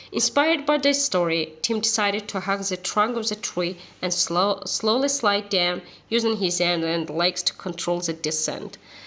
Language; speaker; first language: English; non-native, fluent; Azerbaijani